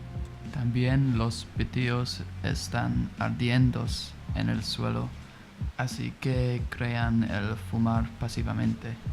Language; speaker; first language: Spanish; non-native, learner; English